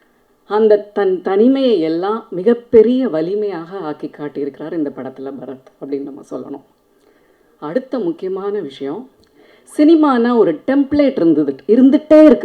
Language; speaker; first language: Tamil; native; Tamil